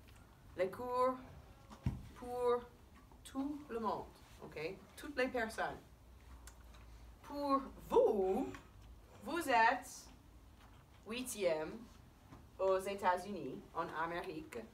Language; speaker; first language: French; non-native, fluent; English